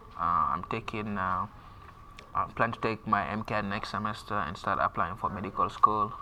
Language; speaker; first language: English; non-native, fluent; French